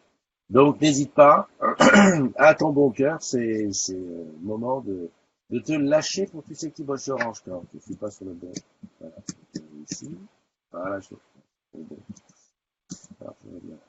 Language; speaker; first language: French; native; French